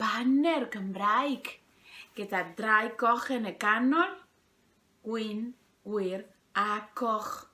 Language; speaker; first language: Welsh; non-native, fluent; Spanish